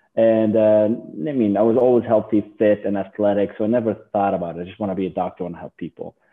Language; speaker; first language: English; non-native, fluent; Arabic